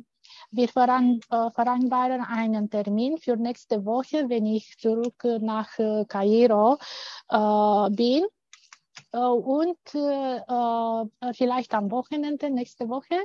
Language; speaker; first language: German; non-native, fluent; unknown